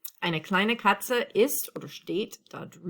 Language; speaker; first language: German; non-native, fluent; English